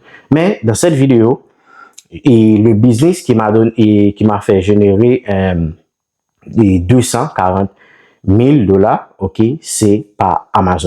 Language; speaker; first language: French; non-native, local second language; Haitian Creole